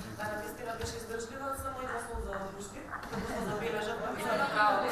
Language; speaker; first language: Macedonian; native; Macedonian